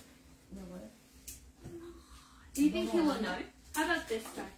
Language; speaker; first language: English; non-native, fluent; Korean